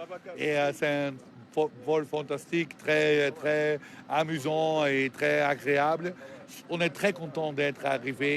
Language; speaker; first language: French; non-native, learner; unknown